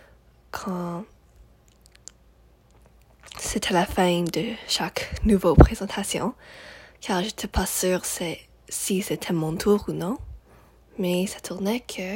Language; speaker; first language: French; non-native, local second language; English